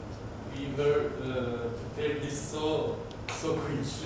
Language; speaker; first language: English; non-native, learner; Turkish